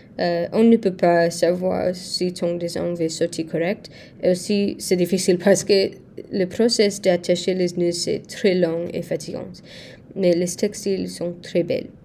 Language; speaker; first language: French; non-native, learner; English